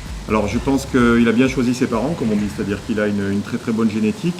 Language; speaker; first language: French; native; French